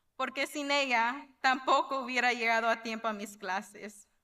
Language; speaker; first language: Spanish; early bilingual, heritage; Spanish